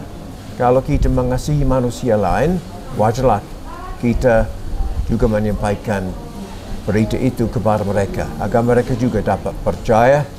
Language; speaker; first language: Indonesian; non-native, fluent; English